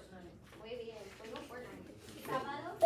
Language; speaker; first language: Spanish; non-native, fluent; English